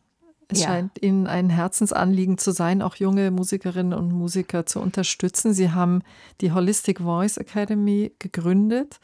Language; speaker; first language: German; native; German